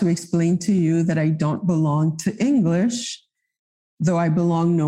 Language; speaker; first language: English; non-native, fluent; Haitian Creole